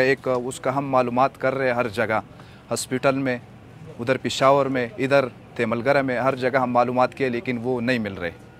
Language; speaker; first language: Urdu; non-native, local second language; Pashto